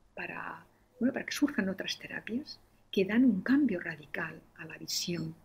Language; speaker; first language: Spanish; native; Spanish